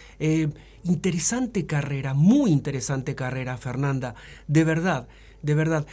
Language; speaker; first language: Spanish; native; Spanish